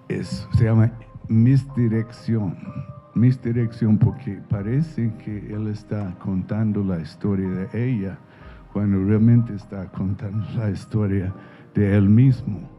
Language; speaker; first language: Spanish; non-native, fluent; English